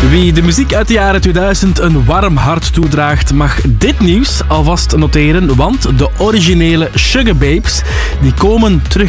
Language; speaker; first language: Dutch; native; Dutch